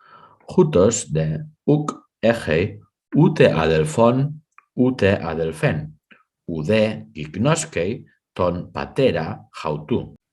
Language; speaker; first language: Greek; non-native, fluent; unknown